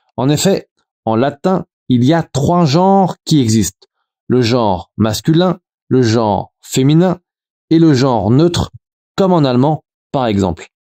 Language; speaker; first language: French; native; French